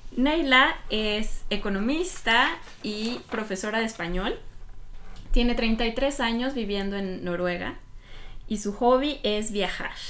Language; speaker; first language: Spanish; native; Spanish